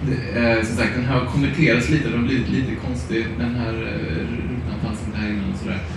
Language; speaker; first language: Swedish; native; Swedish